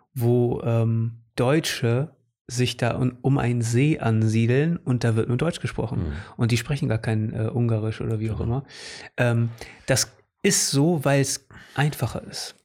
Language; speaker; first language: German; early bilingual, other home language; Portuguese